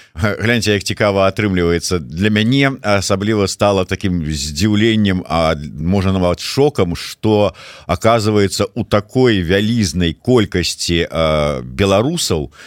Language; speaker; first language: Belarusian; non-native, local second language; Russian